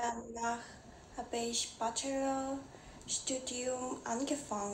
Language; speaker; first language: German; non-native, learner; Korean